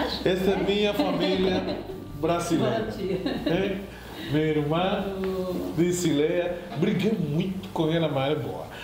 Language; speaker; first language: Portuguese; non-native, fluent; Spanish